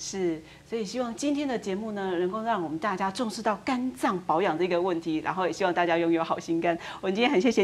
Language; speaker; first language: Chinese; native; Chinese